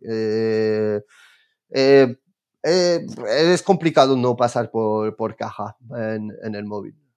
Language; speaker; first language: Spanish; non-native, fluent; French